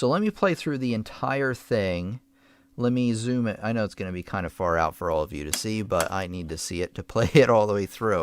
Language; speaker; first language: English; native; English